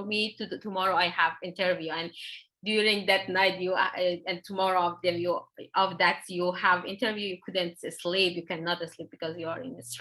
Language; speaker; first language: English; non-native, learner; Persian